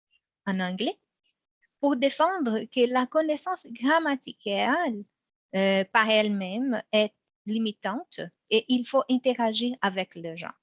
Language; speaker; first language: French; non-native, fluent; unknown